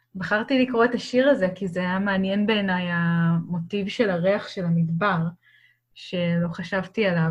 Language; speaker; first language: Hebrew; native; Hebrew